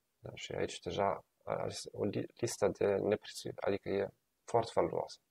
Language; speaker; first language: Romanian; non-native, fluent; German